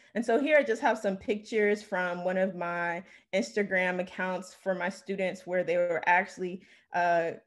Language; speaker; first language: English; native; English